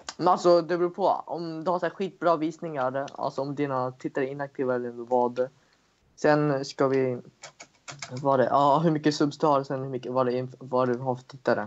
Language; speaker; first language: Swedish; native; Swedish